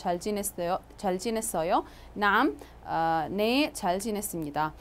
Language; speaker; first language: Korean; non-native, fluent; Arabic